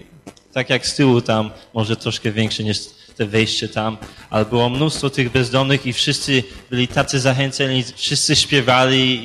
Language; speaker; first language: Polish; early bilingual, heritage; Polish